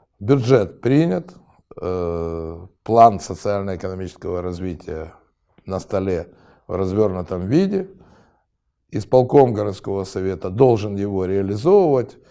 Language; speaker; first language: Russian; native; Russian